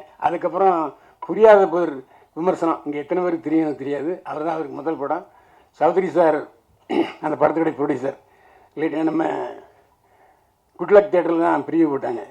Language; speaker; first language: Tamil; native; Tamil